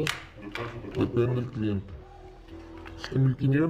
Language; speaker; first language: Spanish; native; Spanish